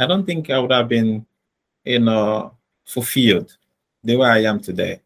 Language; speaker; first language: English; non-native, local second language; Igbo